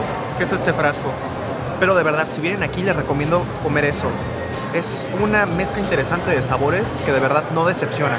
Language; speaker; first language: Spanish; native; Spanish